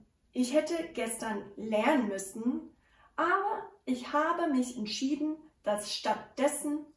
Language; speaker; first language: German; non-native, fluent; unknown